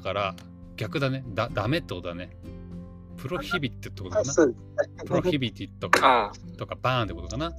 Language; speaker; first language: Japanese; native; Japanese